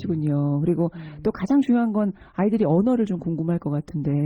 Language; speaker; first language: Korean; native; Korean